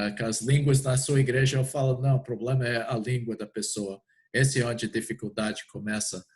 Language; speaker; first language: Portuguese; non-native, fluent; English